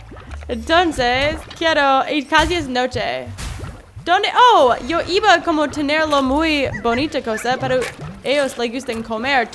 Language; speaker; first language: Spanish; non-native, learner; English